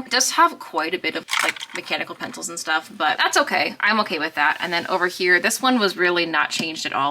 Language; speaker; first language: English; native; English